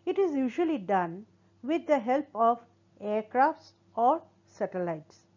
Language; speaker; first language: English; non-native, local second language; Assamese